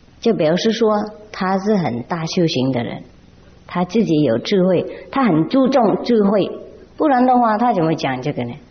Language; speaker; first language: Chinese; non-native, fluent; Vietnamese